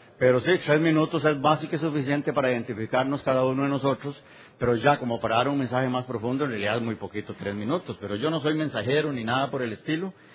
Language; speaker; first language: Spanish; native; Spanish